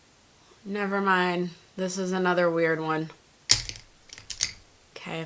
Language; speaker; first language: English; native; English